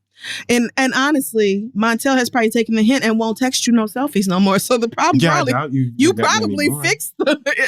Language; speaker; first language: English; native; English